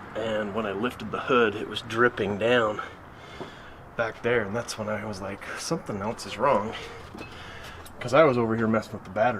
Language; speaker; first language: English; native; English